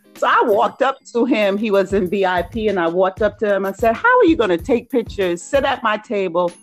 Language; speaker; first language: English; native; English